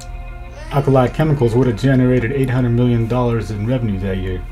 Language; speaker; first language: English; native; English